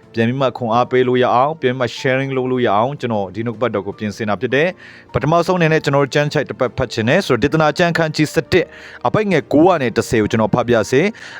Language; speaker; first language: Burmese; non-native, local second language; Tedim Chin